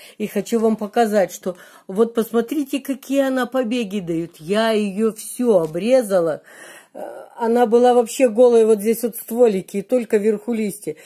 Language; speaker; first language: Russian; native; Russian